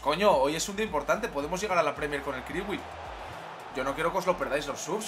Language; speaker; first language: Spanish; native; Spanish